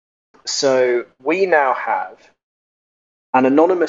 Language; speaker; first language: English; native; English